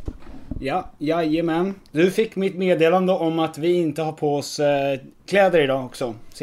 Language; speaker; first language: Swedish; native; Swedish